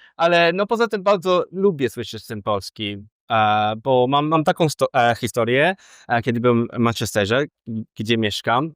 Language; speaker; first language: Polish; non-native, fluent; Cantonese